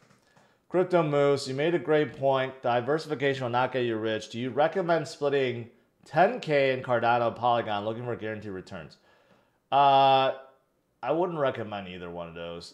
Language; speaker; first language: English; native; English